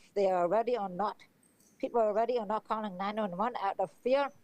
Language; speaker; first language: English; native; English